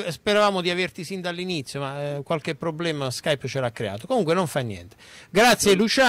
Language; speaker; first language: Italian; native; Italian